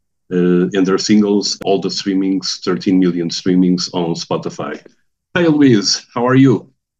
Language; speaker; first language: English; non-native, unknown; Portuguese